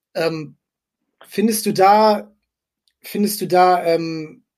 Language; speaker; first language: German; native; German